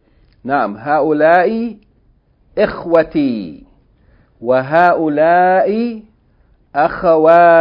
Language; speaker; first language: Arabic; non-native, fluent; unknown